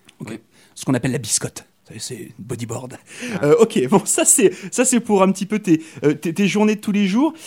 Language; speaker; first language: French; native; French